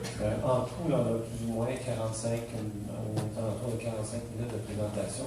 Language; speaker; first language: French; native; French